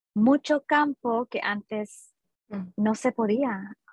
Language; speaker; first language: Spanish; early bilingual, heritage; Spanish